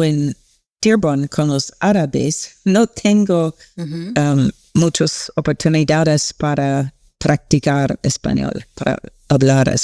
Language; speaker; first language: Spanish; non-native, learner; English